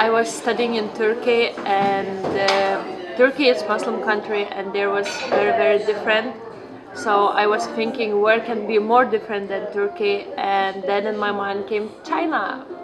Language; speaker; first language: English; non-native, fluent; Lithuanian